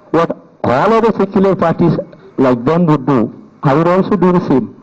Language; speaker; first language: English; non-native, local second language; Telugu